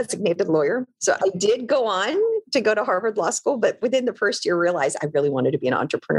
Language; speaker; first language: English; non-native, local second language; Filipino